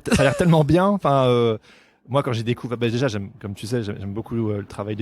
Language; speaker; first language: French; non-native, local second language; Dutch